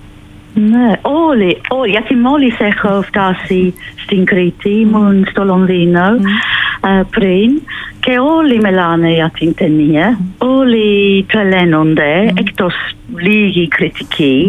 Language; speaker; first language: Greek; non-native, fluent; English